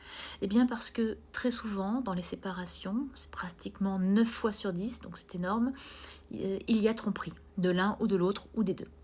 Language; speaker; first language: French; native; French